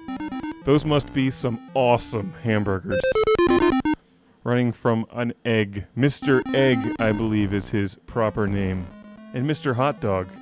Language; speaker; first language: English; native; English